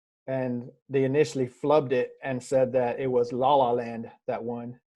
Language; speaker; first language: English; native; English